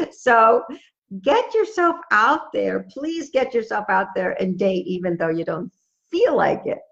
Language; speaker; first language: English; native; English